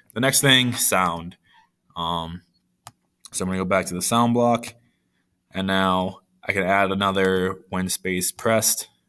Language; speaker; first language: English; native; English